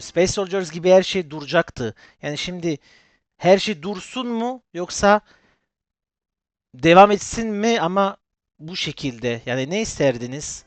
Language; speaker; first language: Turkish; early bilingual, heritage; Turkish